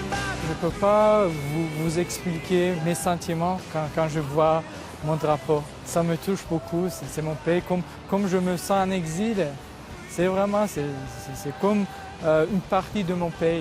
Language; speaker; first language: French; non-native, fluent; Azerbaijani